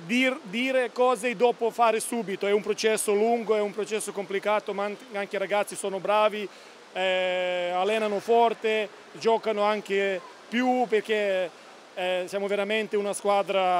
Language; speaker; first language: Italian; non-native, learner; Serbian